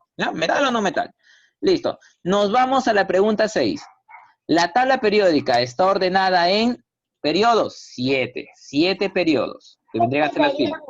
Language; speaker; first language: Spanish; native; Spanish